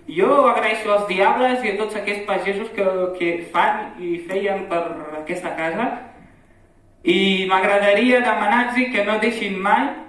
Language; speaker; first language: Catalan; early bilingual, other home language; Arabic